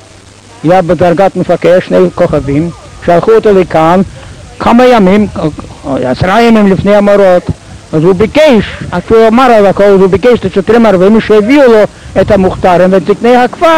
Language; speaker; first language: Hebrew; non-native, fluent; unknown